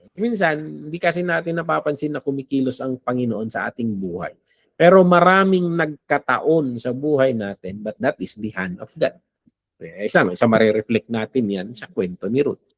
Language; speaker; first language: Filipino; non-native, local second language; Iloko